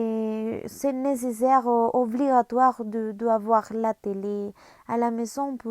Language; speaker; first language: French; non-native, learner; Spanish